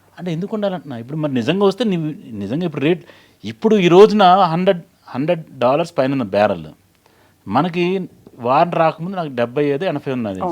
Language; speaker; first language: Telugu; native; Telugu